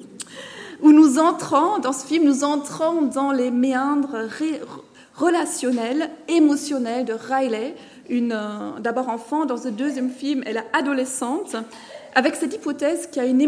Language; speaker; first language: French; non-native, fluent; German